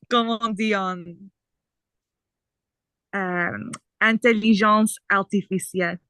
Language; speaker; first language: French; non-native, learner; English